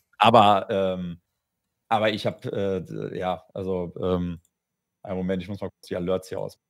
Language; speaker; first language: German; native; German